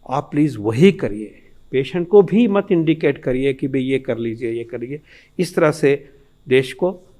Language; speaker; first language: Hindi; native; Hindi